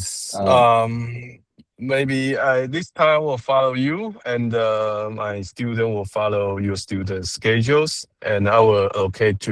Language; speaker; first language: English; non-native, learner; Chinese